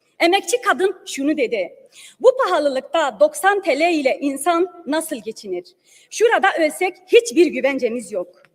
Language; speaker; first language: Turkish; non-native, local second language; Kurdish